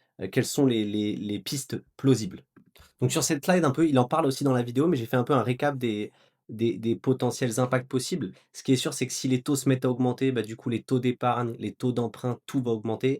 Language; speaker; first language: French; native; French